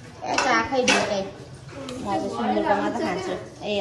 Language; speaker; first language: Nepali; native; Nepali